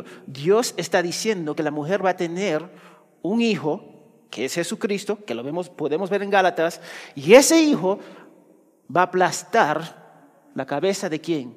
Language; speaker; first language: Spanish; early bilingual, heritage; Spanish